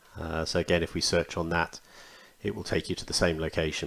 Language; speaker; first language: English; native; English